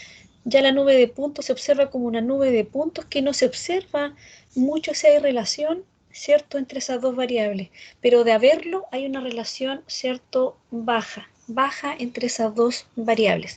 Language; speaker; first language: Spanish; native; Spanish